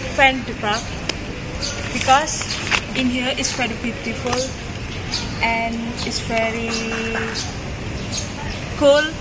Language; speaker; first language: English; non-native, learner; Indonesian